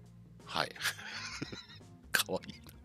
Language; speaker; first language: Japanese; non-native, learner; English